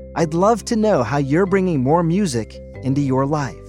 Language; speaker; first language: English; non-native, fluent; Persian